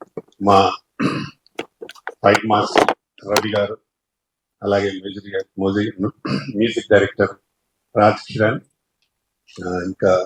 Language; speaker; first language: Telugu; native; Telugu